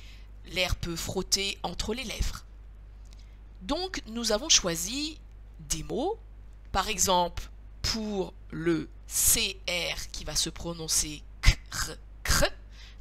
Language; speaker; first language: French; native; French